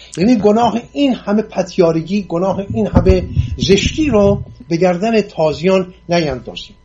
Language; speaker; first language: Persian; non-native, local second language; Assyrian Neo-Aramaic